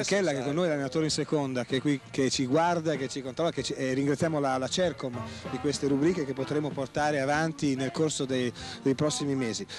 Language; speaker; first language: Italian; native; Italian